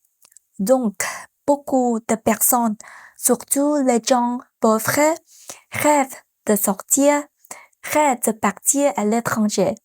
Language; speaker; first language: French; non-native, fluent; Vietnamese